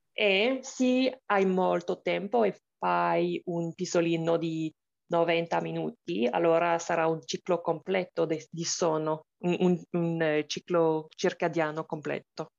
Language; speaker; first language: Italian; non-native, learner; English